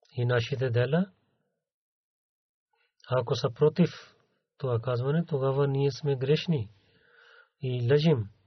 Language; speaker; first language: Bulgarian; non-native, learner; Urdu